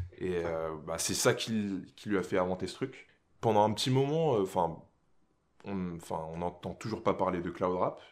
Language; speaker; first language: French; native; French